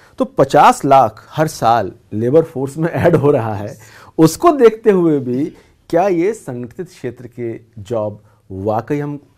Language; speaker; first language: Hindi; native; Hindi